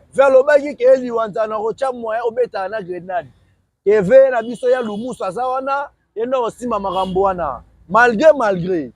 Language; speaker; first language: Lingala; native; Lingala